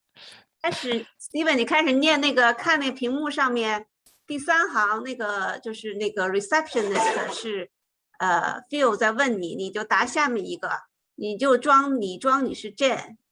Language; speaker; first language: Chinese; native; Chinese